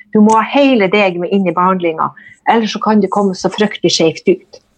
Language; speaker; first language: Norwegian; native; Norwegian